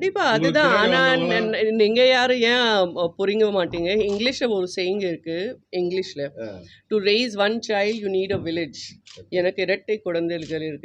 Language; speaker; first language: Tamil; non-native, fluent; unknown